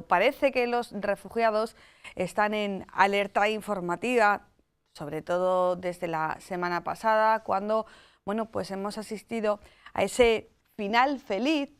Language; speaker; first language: Spanish; native; Spanish